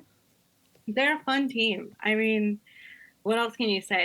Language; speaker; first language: English; native; English